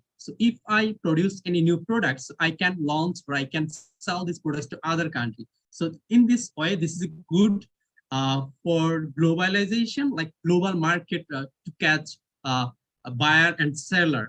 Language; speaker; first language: English; non-native, local second language; Bangla